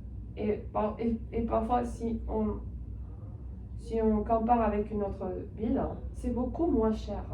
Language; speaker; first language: French; non-native, fluent; Spanish